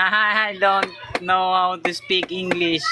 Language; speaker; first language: English; non-native, local second language; Filipino